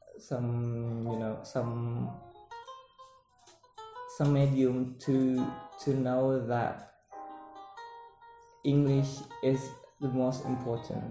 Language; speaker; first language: English; non-native, learner; Indonesian